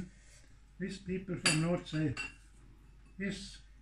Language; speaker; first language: English; non-native, learner; Swedish